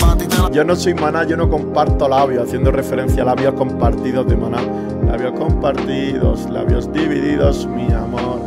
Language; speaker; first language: Spanish; native; Spanish